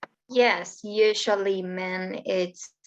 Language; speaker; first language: English; non-native, learner; Spanish